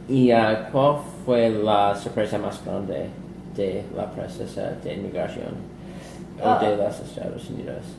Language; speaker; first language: Spanish; non-native, learner; English